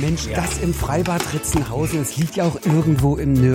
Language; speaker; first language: German; native; German